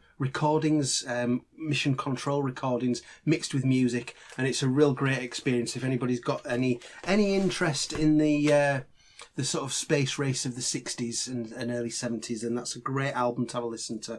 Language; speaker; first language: English; native; English